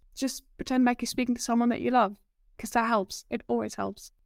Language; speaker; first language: English; non-native, fluent; Dutch